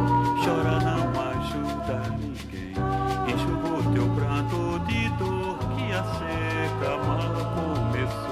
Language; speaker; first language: English; non-native, fluent; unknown